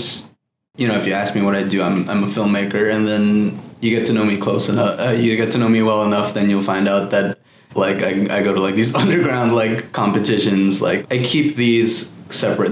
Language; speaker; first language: English; non-native, local second language; Filipino